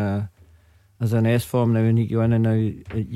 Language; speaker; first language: English; native; English